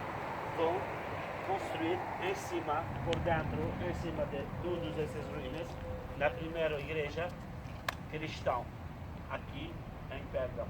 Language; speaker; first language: Portuguese; non-native, fluent; Turkish